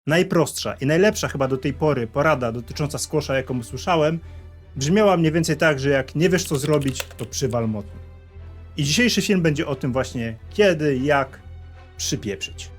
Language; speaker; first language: Polish; native; Polish